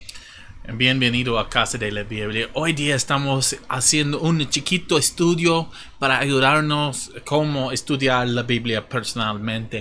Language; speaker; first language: Spanish; non-native, fluent; English